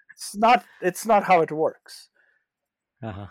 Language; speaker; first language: English; non-native, fluent; Portuguese